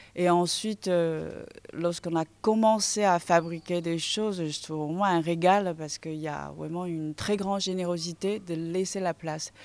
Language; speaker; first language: French; non-native, fluent; Chinese